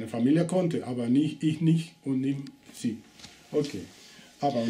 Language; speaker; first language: German; non-native, learner; Spanish